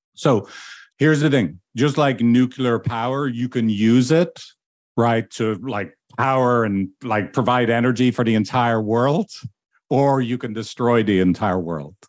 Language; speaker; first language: English; native; English